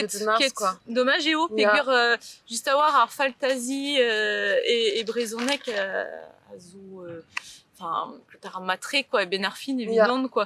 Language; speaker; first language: French; native; French